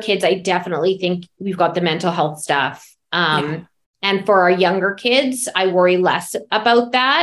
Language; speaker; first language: English; native; English